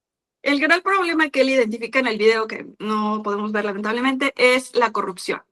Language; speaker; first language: Spanish; native; Spanish